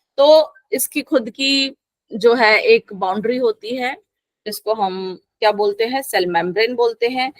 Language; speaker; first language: Hindi; native; Hindi